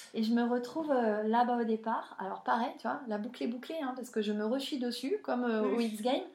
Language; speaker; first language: French; native; French